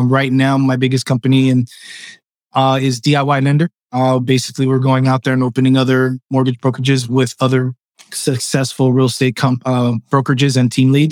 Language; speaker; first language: English; early bilingual, other home language; Spanish